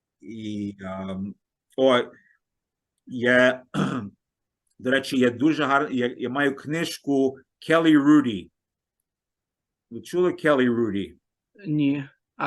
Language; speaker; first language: Ukrainian; early bilingual, heritage; Ukrainian